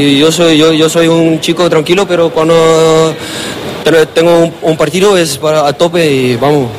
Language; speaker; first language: Spanish; non-native, learner; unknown